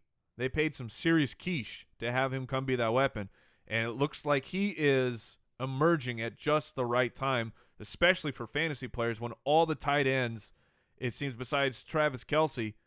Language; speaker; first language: English; native; English